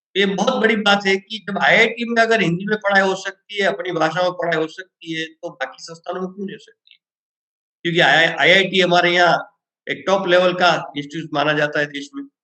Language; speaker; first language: Hindi; non-native, local second language; Gujarati